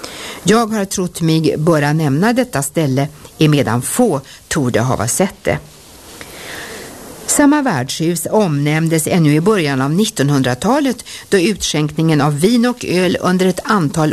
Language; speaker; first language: Swedish; native; Swedish